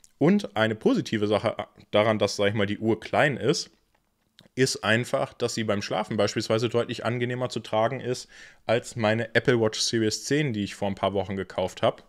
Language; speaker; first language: German; native; German